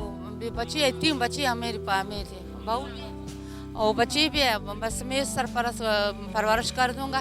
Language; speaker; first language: Hindi; non-native, learner; Pashto